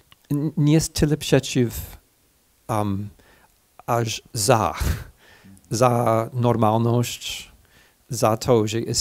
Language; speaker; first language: Polish; non-native, fluent; English